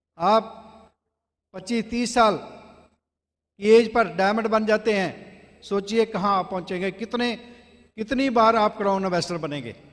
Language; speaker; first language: Hindi; non-native, local second language; Punjabi